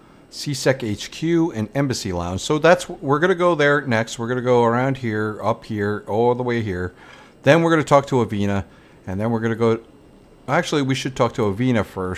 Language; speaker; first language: English; native; English